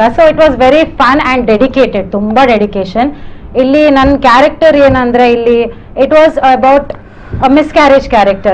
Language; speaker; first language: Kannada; non-native, local second language; Tulu